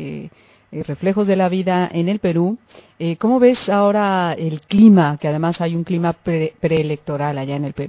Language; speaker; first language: Spanish; native; Spanish